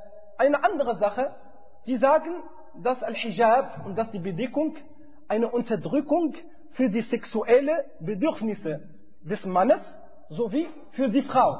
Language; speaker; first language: German; non-native, fluent; Arabic